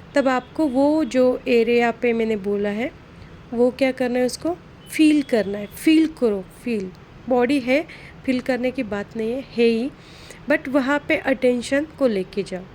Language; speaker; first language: Hindi; non-native, local second language; Marathi